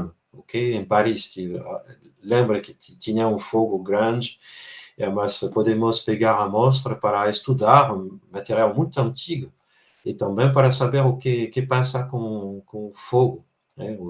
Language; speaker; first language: Portuguese; non-native, fluent; French